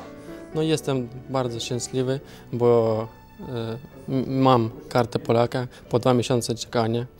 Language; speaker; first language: Polish; early bilingual, heritage; Polish